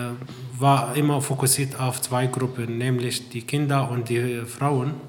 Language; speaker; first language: German; non-native, fluent; Arabic